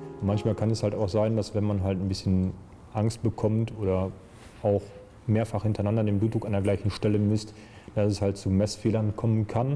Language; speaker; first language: German; native; German